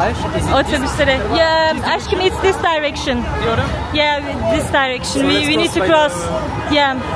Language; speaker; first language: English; non-native, learner; Turkish